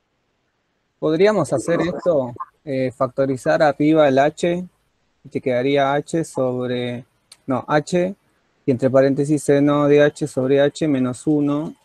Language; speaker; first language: Spanish; native; Spanish